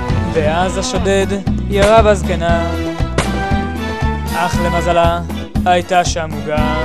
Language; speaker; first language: Hebrew; native; Hebrew